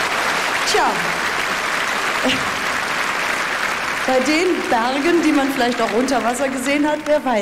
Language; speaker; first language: German; native; German